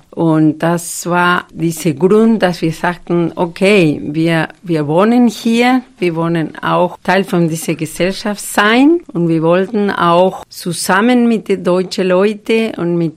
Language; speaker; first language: German; non-native, fluent; Spanish